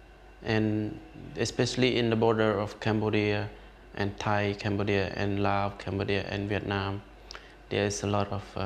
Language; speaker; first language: English; non-native, learner; Khmer